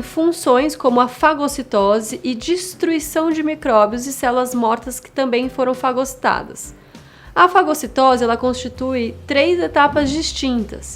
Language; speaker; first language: Portuguese; native; Portuguese